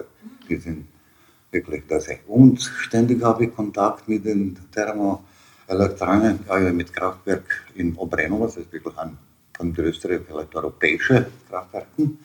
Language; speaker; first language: German; non-native, learner; Bosnian